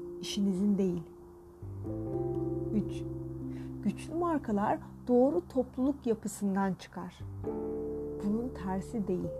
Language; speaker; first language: Turkish; native; Turkish